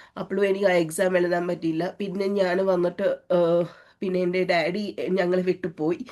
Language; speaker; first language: Malayalam; early bilingual, heritage; Malayalam